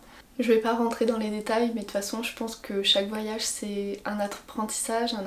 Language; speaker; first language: French; native; French